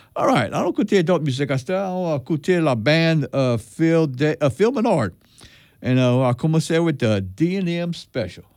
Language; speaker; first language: English; native; English